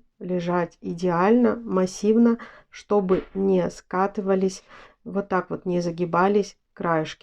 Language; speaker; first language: Russian; native; Russian